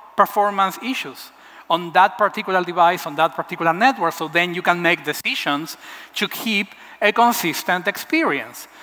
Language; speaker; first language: English; non-native, fluent; Spanish